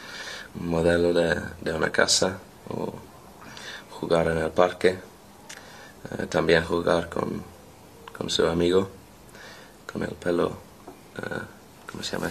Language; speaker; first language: Spanish; non-native, learner; English